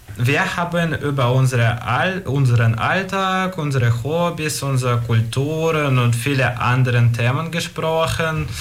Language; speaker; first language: German; non-native, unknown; Ukrainian